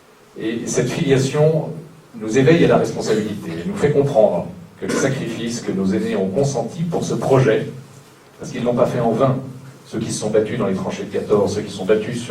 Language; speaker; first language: French; native; French